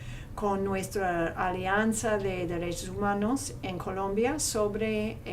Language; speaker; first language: Spanish; non-native, fluent; English